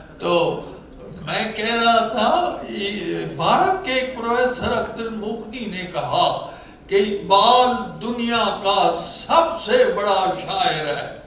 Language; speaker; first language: Urdu; non-native, local second language; Punjabi